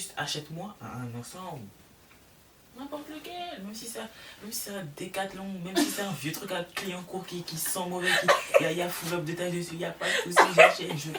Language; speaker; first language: French; native; French